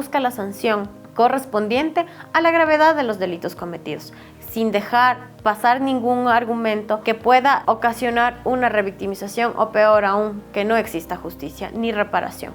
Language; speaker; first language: Spanish; native; Spanish